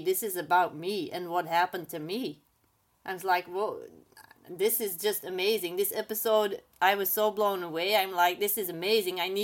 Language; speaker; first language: English; non-native, fluent; Dutch